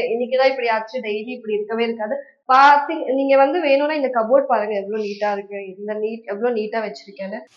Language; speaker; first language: Tamil; non-native, local second language; Telugu